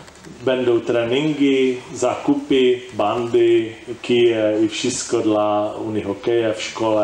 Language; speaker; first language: Polish; non-native, learner; Czech